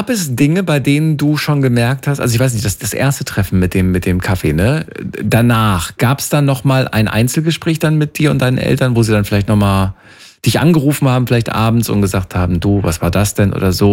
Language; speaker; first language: German; native; German